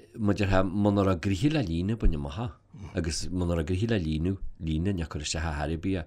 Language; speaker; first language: Irish; native; Irish